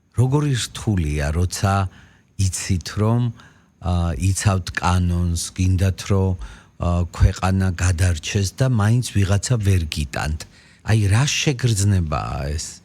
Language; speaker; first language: Georgian; native; Georgian